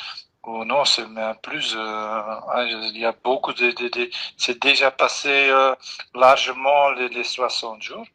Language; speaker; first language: French; non-native, fluent; Dutch